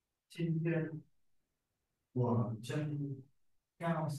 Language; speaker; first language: Chinese; non-native, learner; Vietnamese